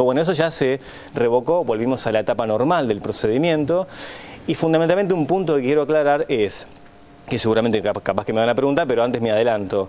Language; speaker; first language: Spanish; native; Spanish